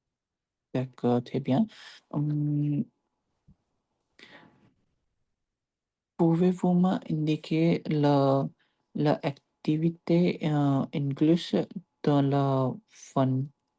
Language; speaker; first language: French; non-native, learner; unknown